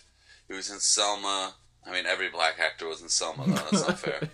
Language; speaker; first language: English; native; English